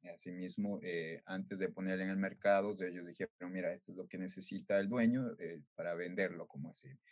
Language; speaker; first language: Spanish; native; Spanish